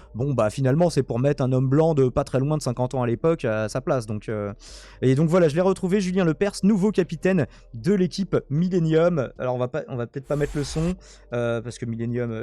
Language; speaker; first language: French; native; French